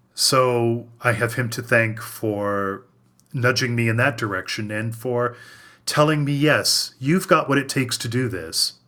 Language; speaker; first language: English; native; English